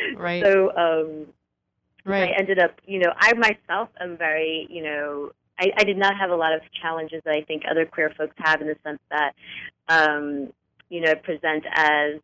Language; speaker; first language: English; native; English